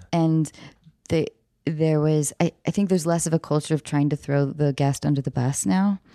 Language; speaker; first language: English; native; English